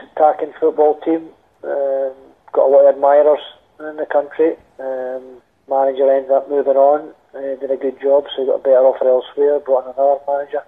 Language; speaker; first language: English; native; English